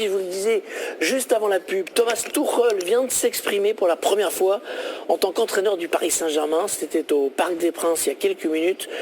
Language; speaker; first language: French; native; French